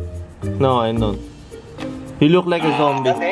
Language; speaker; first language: English; non-native, local second language; Filipino